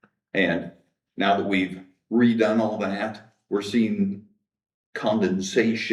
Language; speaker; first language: English; native; English